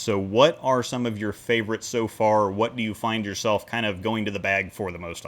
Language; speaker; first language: English; native; English